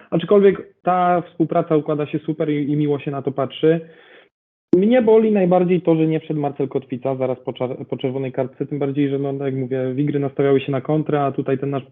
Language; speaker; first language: Polish; native; Polish